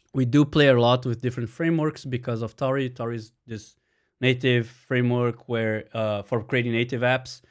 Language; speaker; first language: English; non-native, fluent; Portuguese